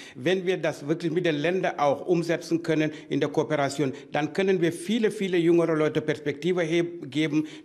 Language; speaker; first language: German; non-native, fluent; Wolof